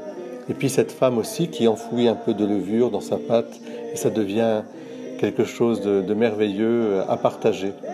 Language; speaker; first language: French; native; French